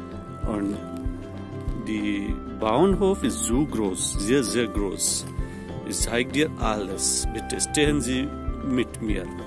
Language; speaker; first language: German; non-native, learner; Marathi